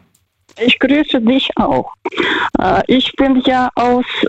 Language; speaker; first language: German; non-native, fluent; Russian